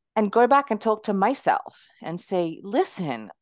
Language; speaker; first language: English; early bilingual, other home language; Spanish